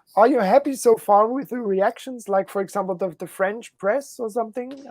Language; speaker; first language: English; non-native, fluent; German